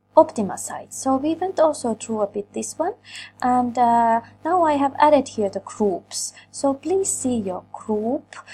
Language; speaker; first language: English; non-native, fluent; Finnish